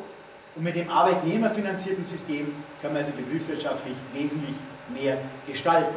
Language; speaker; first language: German; native; German